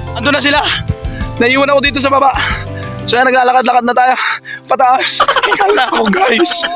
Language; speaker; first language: Filipino; native; Filipino